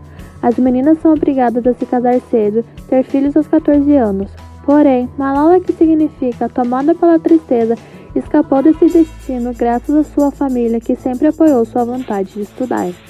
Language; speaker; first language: Portuguese; native; Portuguese